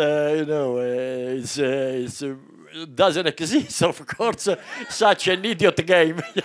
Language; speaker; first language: English; non-native, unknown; Italian